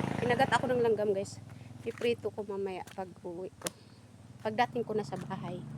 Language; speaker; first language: Filipino; non-native, local second language; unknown